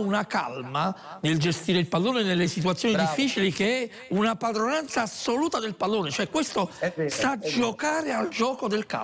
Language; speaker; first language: Italian; native; Italian